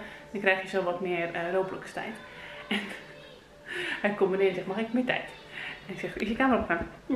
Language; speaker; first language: Dutch; native; Dutch